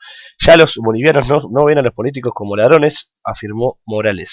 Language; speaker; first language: Spanish; native; Spanish